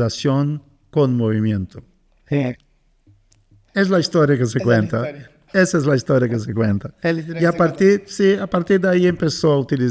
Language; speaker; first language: Spanish; non-native, fluent; Portuguese